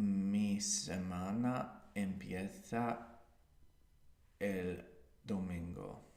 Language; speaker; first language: Spanish; non-native, learner; English